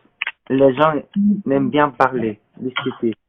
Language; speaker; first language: French; non-native, learner; Korean